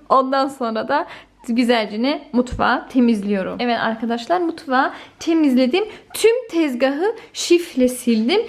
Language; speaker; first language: Turkish; early bilingual, heritage; Turkish